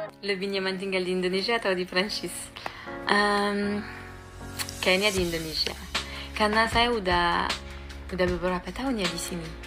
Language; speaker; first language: Indonesian; non-native, fluent; French